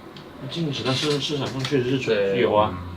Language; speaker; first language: Chinese; native; Chinese